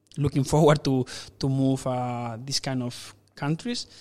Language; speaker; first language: English; non-native, fluent; Spanish